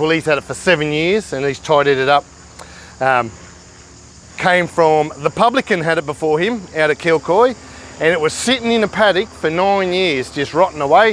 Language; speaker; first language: English; native; English